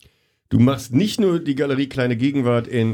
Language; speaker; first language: German; native; German